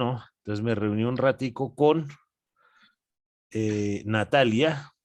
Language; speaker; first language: Spanish; native; Spanish